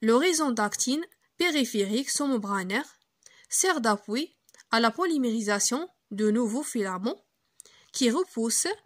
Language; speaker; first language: French; non-native, local second language; Arabic